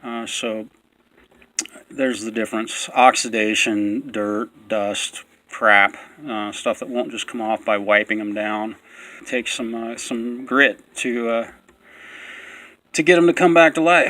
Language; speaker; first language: English; native; English